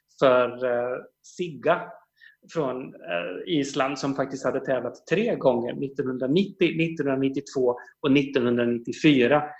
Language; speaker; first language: Swedish; native; Swedish